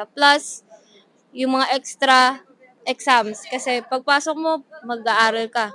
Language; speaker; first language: Filipino; non-native, local second language; Bikol